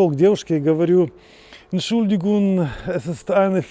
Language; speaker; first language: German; non-native, learner; Russian